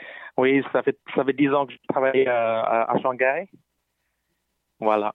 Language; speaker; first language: French; non-native, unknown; Chinese